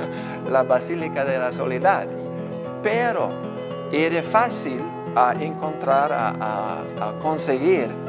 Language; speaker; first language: Spanish; non-native, learner; English